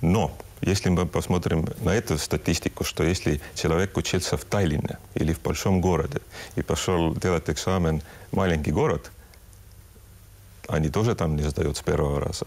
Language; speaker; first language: Russian; non-native, local second language; Estonian